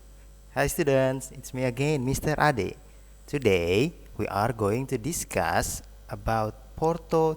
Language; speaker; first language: English; non-native, learner; Indonesian